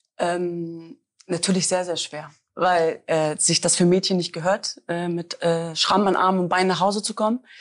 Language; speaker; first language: German; native; German